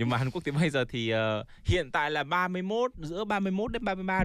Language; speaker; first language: Vietnamese; non-native, fluent; Korean